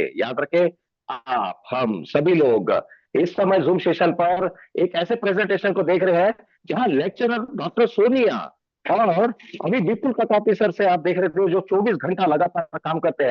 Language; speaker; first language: Hindi; native; Hindi